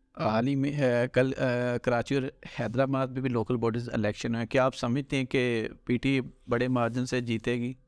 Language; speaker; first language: Urdu; non-native, local second language; Punjabi